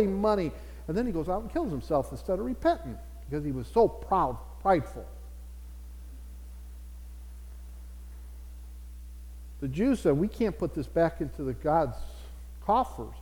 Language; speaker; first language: English; native; English